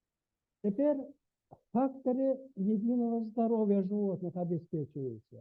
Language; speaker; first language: Russian; native; Russian